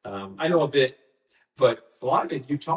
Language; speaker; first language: English; native; English